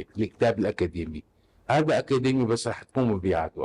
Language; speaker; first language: Arabic; native; Arabic